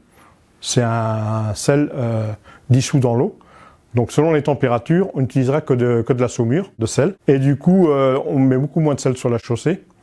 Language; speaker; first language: French; native; French